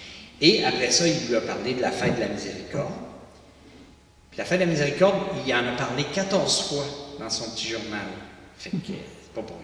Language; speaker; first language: French; native; French